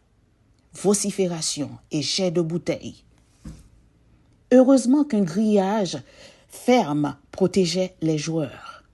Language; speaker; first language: French; non-native, local second language; Haitian Creole